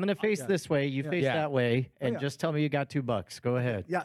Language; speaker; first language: English; native; English